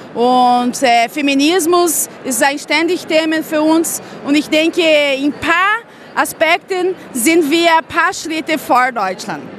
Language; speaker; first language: German; non-native, fluent; Portuguese